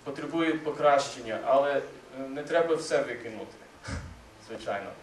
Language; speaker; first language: Ukrainian; non-native, fluent; English